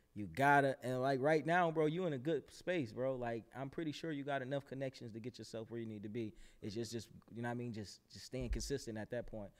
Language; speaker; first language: English; native; English